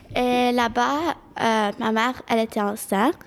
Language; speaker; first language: French; early bilingual, other home language; Arabic